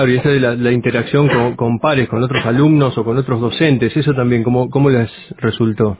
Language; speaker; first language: Spanish; native; Spanish